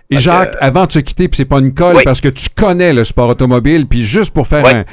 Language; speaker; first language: French; native; French